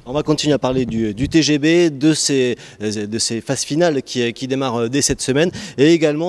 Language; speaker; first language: French; native; French